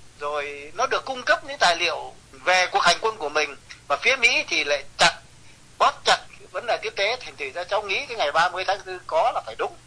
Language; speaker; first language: Vietnamese; native; Vietnamese